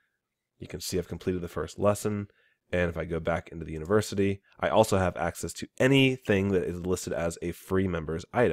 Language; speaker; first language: English; native; English